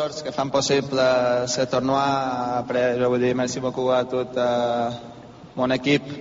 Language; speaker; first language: French; non-native, learner; Spanish